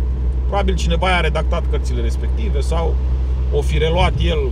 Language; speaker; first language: Romanian; native; Romanian